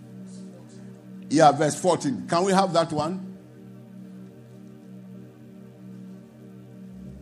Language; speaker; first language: English; non-native, local second language; Akan